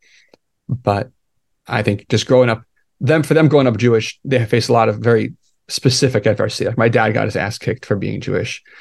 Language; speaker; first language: English; native; English